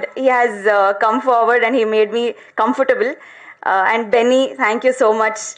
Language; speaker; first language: Tamil; non-native, learner; Telugu